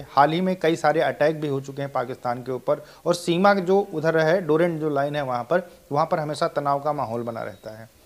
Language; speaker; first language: Hindi; native; Hindi